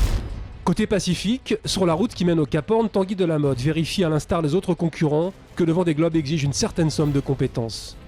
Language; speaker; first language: French; native; French